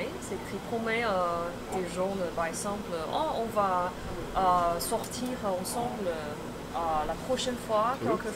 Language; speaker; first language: French; non-native, fluent; Chinese